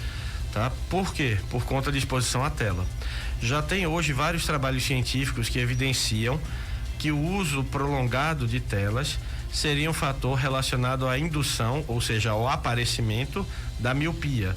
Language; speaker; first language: Portuguese; native; Portuguese